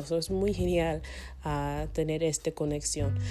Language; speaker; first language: Spanish; non-native, learner; English